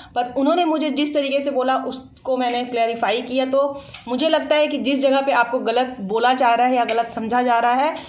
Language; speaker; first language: Hindi; native; Hindi